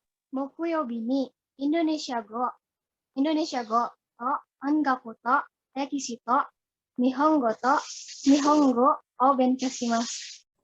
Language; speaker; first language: Japanese; non-native, learner; Indonesian